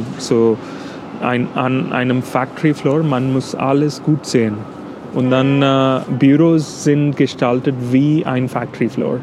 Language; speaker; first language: German; non-native, fluent; English